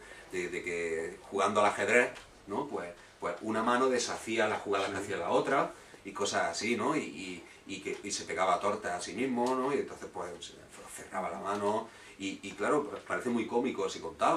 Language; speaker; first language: Spanish; native; Spanish